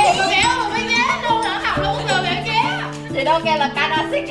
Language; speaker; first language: Vietnamese; native; Vietnamese